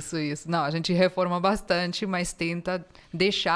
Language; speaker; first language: Portuguese; non-native, fluent; Italian